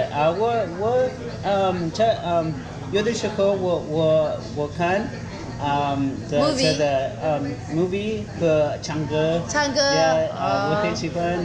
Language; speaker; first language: Chinese; non-native, learner; Spanish